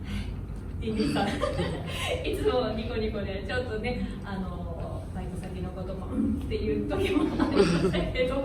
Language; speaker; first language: Japanese; native; Japanese